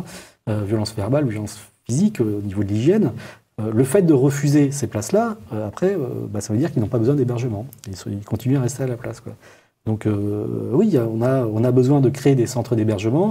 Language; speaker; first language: French; native; French